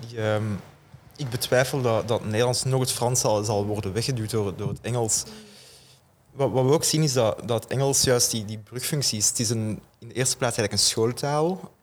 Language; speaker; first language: Dutch; native; Dutch